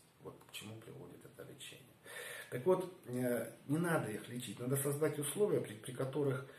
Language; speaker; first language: Russian; native; Russian